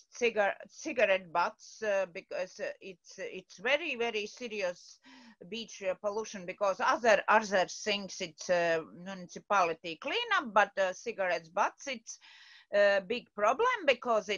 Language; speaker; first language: English; non-native, learner; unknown